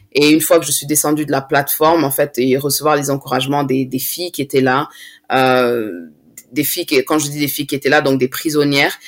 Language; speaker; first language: French; native; French